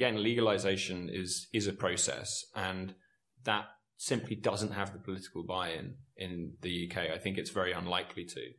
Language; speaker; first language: English; native; English